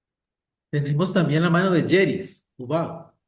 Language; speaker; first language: Spanish; native; Spanish